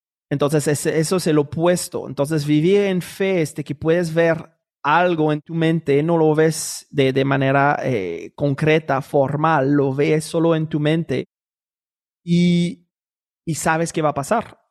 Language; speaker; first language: Spanish; non-native, fluent; French